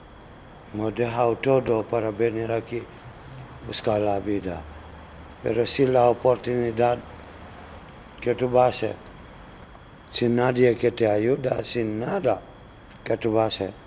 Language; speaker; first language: Spanish; non-native, learner; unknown